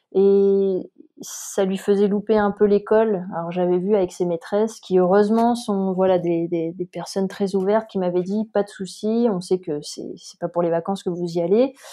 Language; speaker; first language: French; native; French